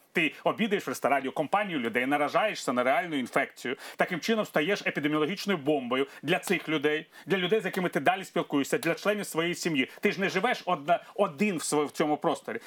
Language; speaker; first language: Ukrainian; non-native, local second language; Russian